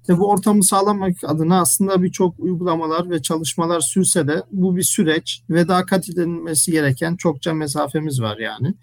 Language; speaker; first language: Turkish; early bilingual, heritage; Turkish